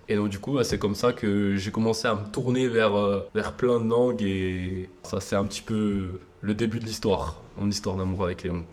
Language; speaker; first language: French; native; French